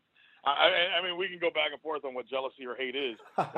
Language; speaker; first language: English; native; English